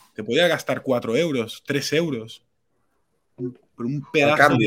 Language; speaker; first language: Spanish; non-native, local second language; Catalan